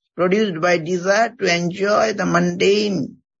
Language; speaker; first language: English; non-native, local second language; Bangla